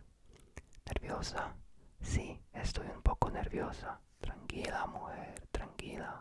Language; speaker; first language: Spanish; non-native, learner; Polish